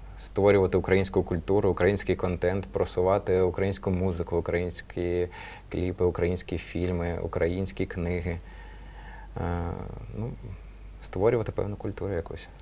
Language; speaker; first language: Ukrainian; non-native, local second language; Russian